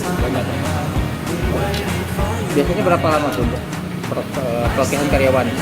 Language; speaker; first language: Indonesian; native; Indonesian